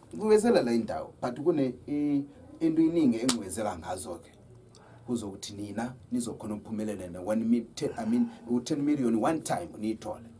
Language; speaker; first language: Zulu; native; Zulu